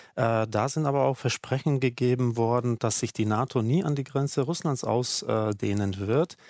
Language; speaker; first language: German; non-native, fluent; Czech